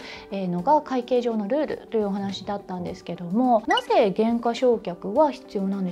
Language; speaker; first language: Japanese; native; Japanese